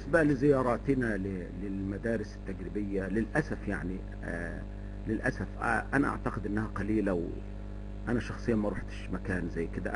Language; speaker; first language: Arabic; native; Arabic